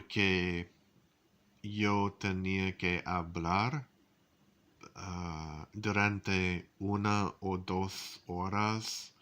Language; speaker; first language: Spanish; non-native, learner; English